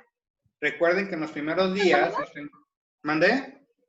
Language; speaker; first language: Spanish; native; Spanish